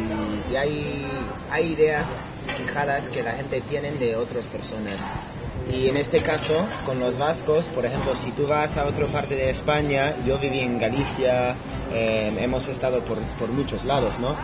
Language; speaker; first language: Spanish; non-native, fluent; English